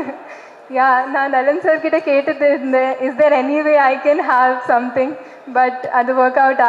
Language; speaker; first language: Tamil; non-native, learner; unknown